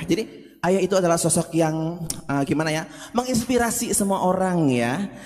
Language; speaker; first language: Indonesian; native; Indonesian